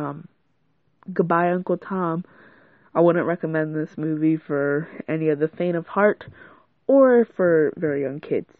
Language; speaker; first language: English; native; English